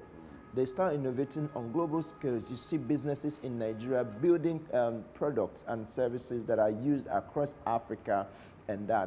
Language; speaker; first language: English; non-native, local second language; Igbo